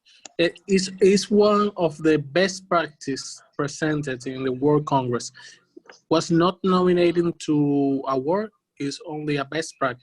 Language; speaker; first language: English; non-native, learner; Spanish